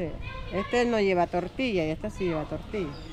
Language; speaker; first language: Spanish; native; Spanish